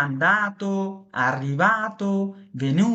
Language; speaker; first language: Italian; non-native, fluent; Bangla